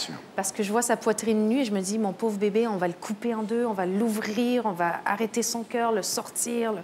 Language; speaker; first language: French; native; French